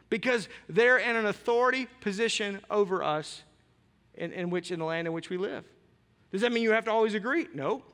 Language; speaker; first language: English; native; English